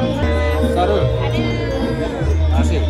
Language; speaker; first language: Spanish; non-native, learner; Japanese